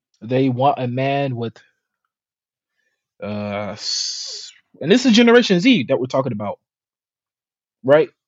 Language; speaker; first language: English; native; English